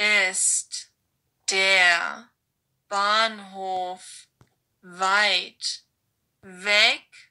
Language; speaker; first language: German; non-native, learner; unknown